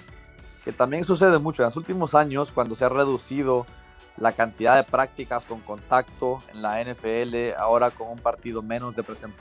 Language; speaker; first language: Spanish; native; Spanish